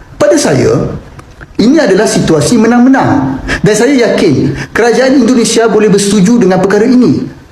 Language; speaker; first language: Malay; native; Malay